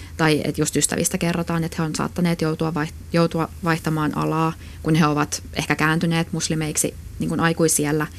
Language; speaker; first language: Finnish; native; Finnish